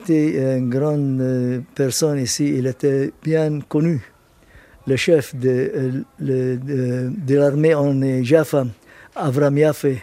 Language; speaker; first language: French; non-native, learner; Arabic